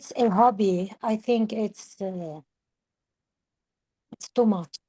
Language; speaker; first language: English; non-native, learner; Arabic